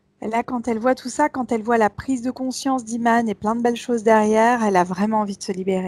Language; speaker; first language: French; native; French